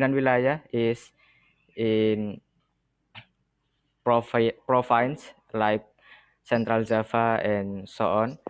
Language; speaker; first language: English; non-native, learner; Indonesian